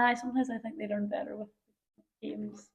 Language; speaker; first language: English; native; English